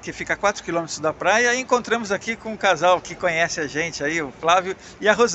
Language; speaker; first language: Portuguese; native; Portuguese